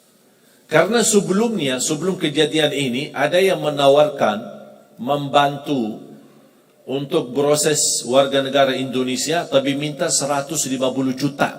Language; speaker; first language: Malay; non-native, fluent; Arabic